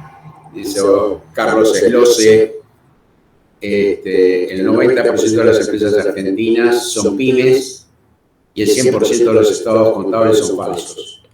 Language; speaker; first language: Spanish; native; Spanish